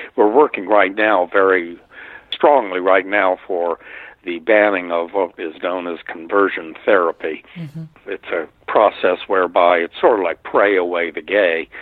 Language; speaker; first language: English; native; English